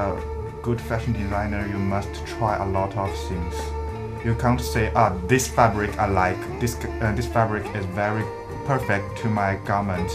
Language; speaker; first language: English; non-native, learner; Chinese